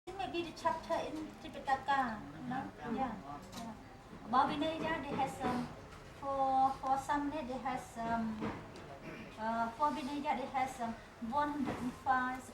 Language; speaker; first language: English; non-native, learner; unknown